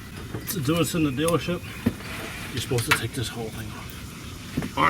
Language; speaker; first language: English; native; English